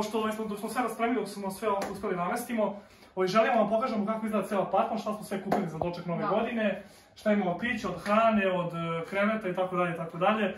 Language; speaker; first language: Serbian; native; Serbian